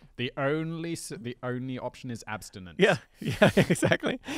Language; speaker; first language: English; native; English